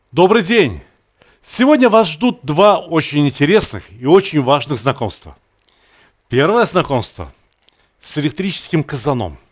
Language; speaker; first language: Russian; native; Russian